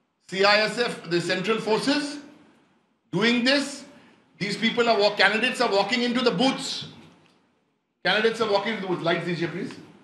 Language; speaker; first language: English; native; English